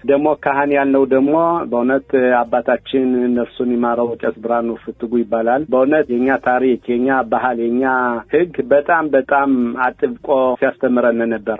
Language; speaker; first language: Amharic; native; Amharic